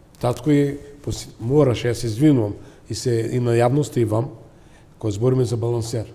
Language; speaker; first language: Macedonian; non-native, local second language; Serbian